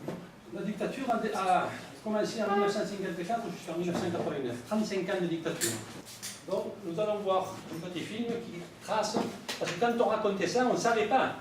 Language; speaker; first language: French; native; French